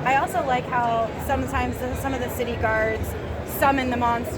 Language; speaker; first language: English; native; English